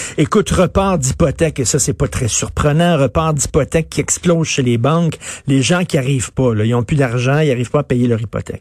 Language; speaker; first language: French; native; French